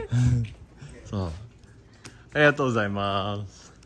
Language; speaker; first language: Japanese; non-native, learner; English